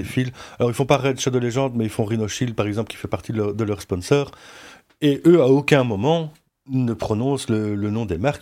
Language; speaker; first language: French; native; French